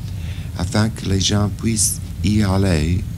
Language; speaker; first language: French; non-native, fluent; English